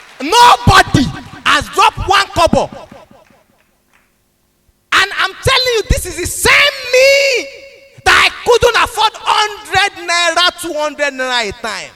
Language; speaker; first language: English; non-native, local second language; Yoruba